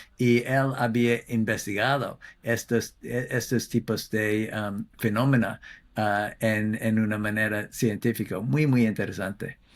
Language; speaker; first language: Spanish; non-native, fluent; English